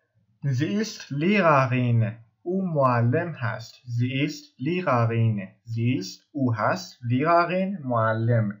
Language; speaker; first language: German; non-native, fluent; Persian